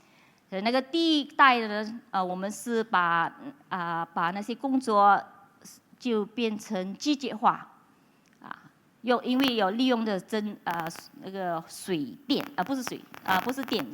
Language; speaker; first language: Chinese; non-native, local second language; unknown